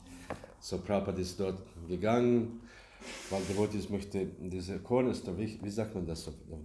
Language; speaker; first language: German; non-native, learner; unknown